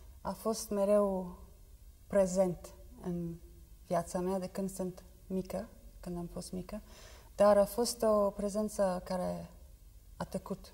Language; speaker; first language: Romanian; non-native, fluent; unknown